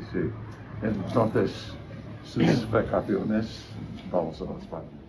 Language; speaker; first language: Spanish; non-native, learner; English